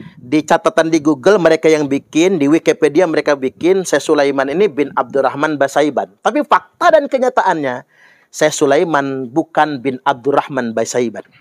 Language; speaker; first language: Indonesian; native; Indonesian